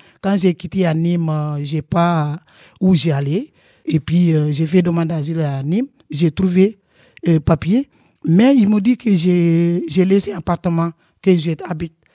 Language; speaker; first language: French; non-native, local second language; Wolof